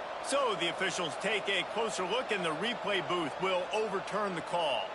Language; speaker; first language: English; native; English